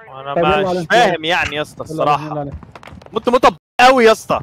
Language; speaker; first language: Arabic; native; Arabic